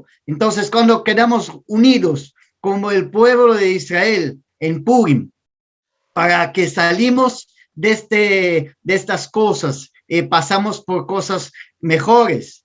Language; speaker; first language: Spanish; non-native, learner; Portuguese